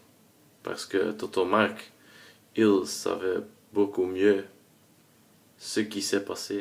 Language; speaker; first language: French; non-native, learner; Dutch